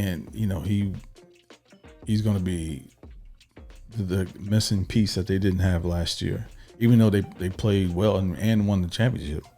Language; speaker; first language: English; native; English